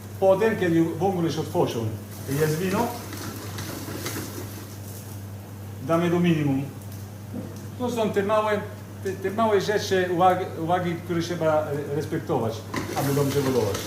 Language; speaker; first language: Polish; non-native, learner; Italian